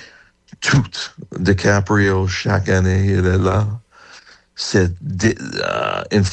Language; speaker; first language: French; non-native, fluent; English